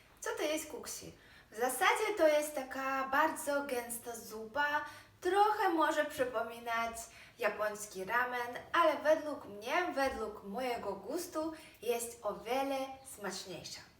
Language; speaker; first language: Polish; non-native, fluent; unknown